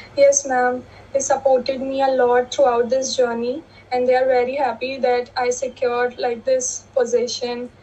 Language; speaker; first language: English; non-native, local second language; Hindi